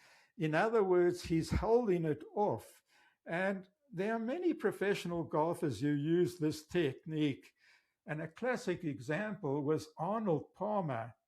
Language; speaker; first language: English; native; English